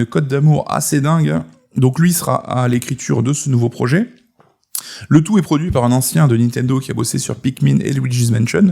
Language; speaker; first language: French; native; French